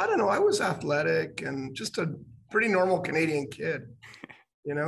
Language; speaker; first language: English; native; English